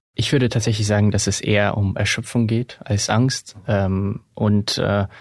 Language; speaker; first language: German; non-native, fluent; Ukrainian